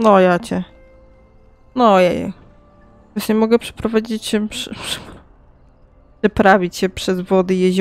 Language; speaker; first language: Polish; native; Polish